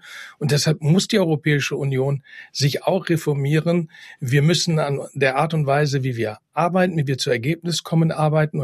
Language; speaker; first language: German; native; German